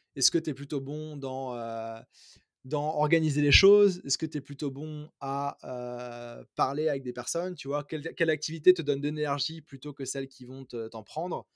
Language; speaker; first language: French; native; French